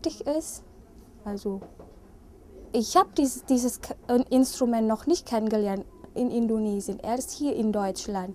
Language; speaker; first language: German; non-native, fluent; Indonesian